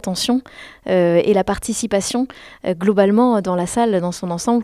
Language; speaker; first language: French; native; French